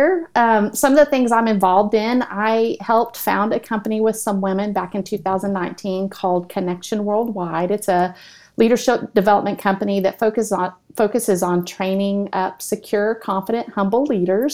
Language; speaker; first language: English; native; English